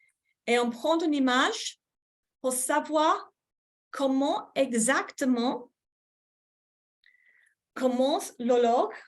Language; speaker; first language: French; non-native, fluent; English